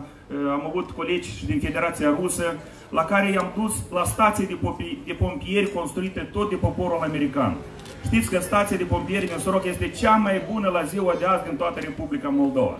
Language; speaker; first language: Romanian; native; Romanian